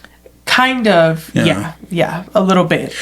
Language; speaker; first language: English; native; English